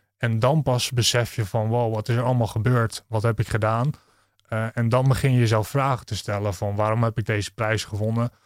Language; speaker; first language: Dutch; native; Dutch